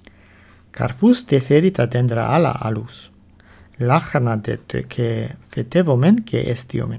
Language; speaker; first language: Greek; non-native, learner; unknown